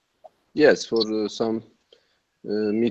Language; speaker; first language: English; non-native, learner; Turkish